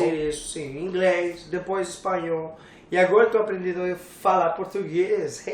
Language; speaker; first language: Portuguese; non-native, learner; English